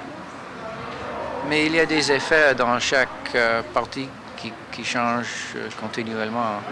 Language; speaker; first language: French; non-native, fluent; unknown